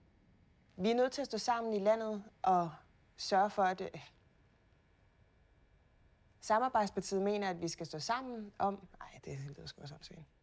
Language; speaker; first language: Danish; native; Danish